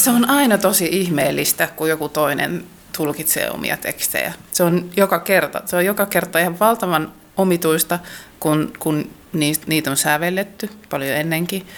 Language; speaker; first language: Finnish; native; Finnish